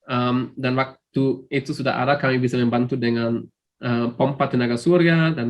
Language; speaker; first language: Indonesian; non-native, fluent; German